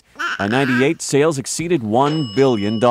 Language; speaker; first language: English; native; English